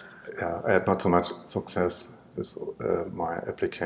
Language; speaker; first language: English; non-native, learner; German